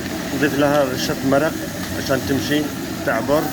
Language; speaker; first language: Arabic; native; Arabic